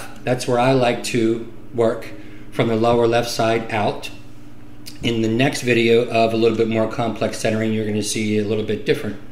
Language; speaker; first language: English; native; English